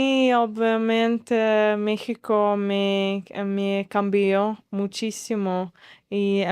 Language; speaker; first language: Spanish; non-native, learner; Russian